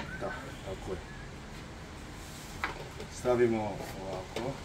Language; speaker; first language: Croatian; non-native, learner; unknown